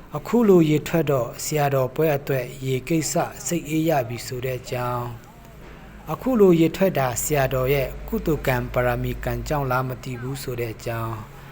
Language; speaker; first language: Burmese; non-native, local second language; Pa'o Karen